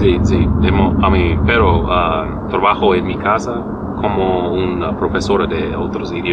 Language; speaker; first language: Spanish; non-native, learner; English